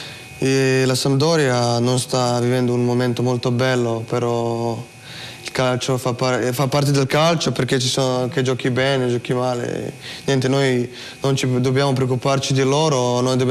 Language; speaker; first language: Italian; non-native, fluent; Slovenian